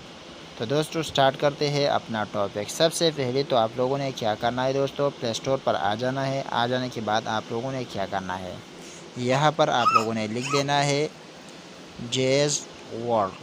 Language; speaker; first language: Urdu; non-native, local second language; Pashto